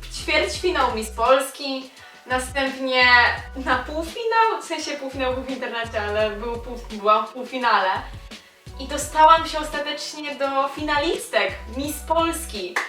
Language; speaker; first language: Polish; native; Polish